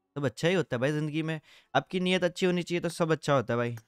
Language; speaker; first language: Hindi; non-native, local second language; Gujarati